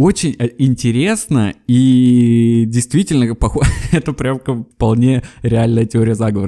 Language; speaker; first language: Russian; native; Russian